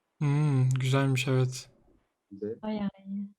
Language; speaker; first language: Turkish; native; Turkish